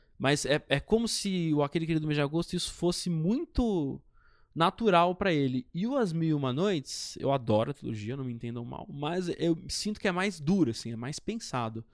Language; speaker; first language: Portuguese; native; Portuguese